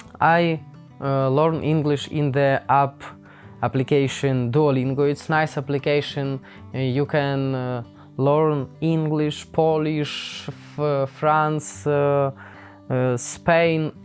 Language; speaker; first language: English; non-native, learner; Ukrainian